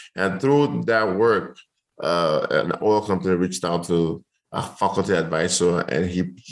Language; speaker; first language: English; non-native, local second language; Yoruba